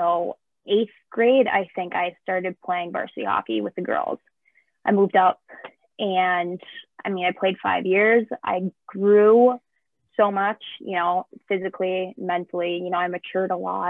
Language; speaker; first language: English; native; English